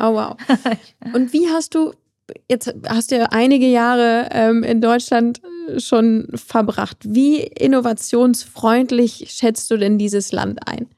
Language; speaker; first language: German; native; German